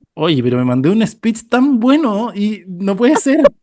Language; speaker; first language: Spanish; native; Spanish